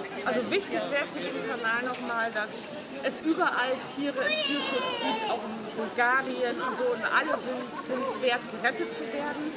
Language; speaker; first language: German; native; German